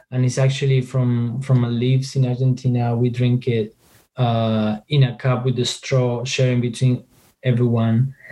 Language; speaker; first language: English; non-native, fluent; Spanish